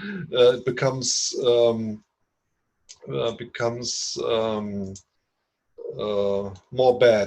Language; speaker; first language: English; non-native, fluent; German